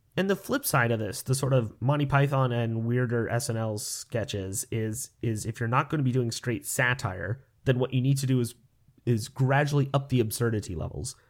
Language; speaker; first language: English; native; English